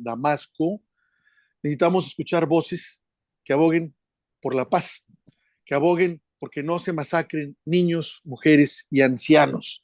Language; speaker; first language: Spanish; native; Spanish